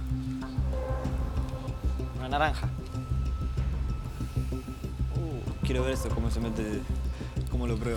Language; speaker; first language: Spanish; native; Spanish